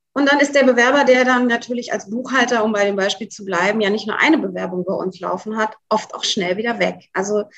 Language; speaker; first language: German; native; German